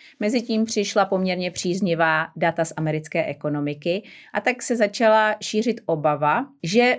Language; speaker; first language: Czech; native; Czech